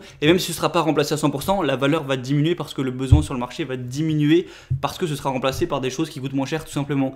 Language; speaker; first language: French; native; French